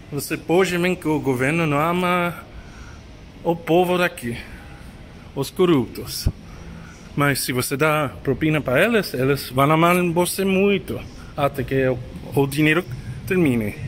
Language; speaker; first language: Portuguese; non-native, learner; English